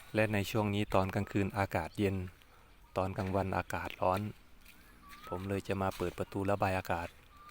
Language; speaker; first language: Thai; non-native, local second language; Northeastern Thai